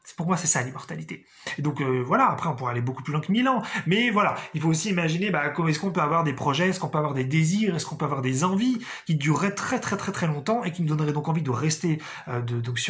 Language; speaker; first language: French; native; French